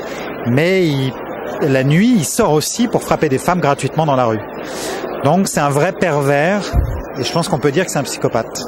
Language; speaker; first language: French; native; French